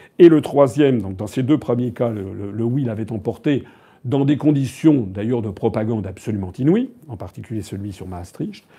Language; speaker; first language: French; native; French